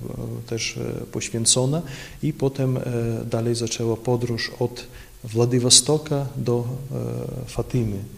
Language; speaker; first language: Polish; non-native, local second language; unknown